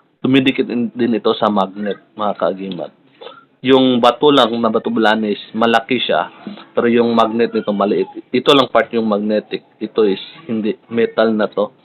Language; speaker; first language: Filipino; non-native, local second language; Cebuano